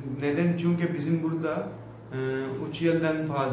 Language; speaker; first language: Turkish; non-native, learner; Urdu